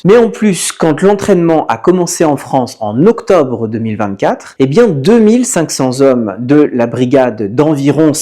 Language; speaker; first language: French; native; French